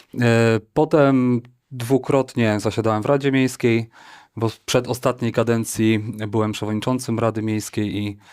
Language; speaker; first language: Polish; native; Polish